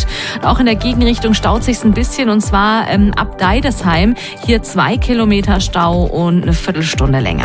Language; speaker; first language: German; native; German